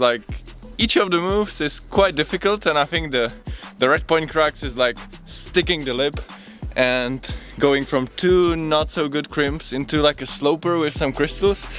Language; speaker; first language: English; non-native, fluent; Czech